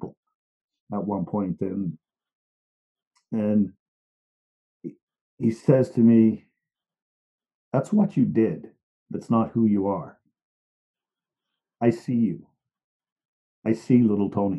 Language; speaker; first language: English; native; English